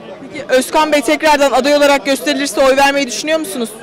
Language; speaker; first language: Turkish; native; Turkish